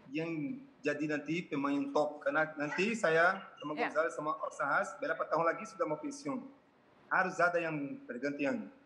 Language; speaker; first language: Indonesian; non-native, fluent; Portuguese